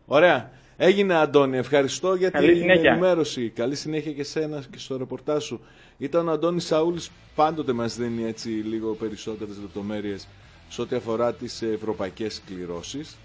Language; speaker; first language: Greek; native; Greek